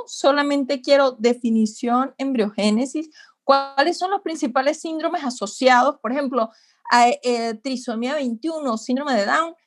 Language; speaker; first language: Spanish; native; Spanish